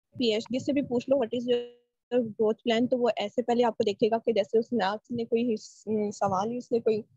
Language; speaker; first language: Urdu; native; Urdu